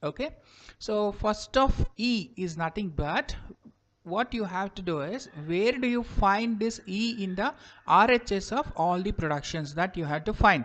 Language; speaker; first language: English; non-native, local second language; Kannada